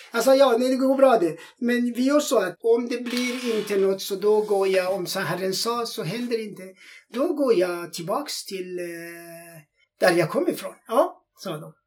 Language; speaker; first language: Swedish; non-native, fluent; Persian